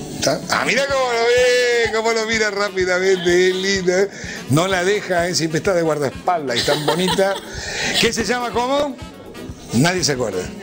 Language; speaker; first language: Spanish; native; Spanish